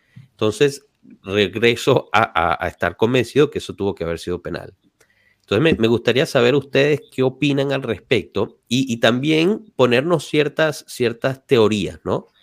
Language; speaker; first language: Spanish; native; Spanish